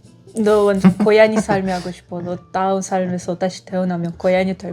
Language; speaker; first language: Korean; non-native, fluent; Russian